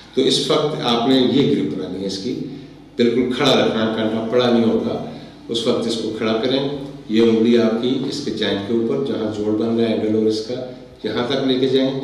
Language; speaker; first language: Urdu; non-native, local second language; Pahari-Potwari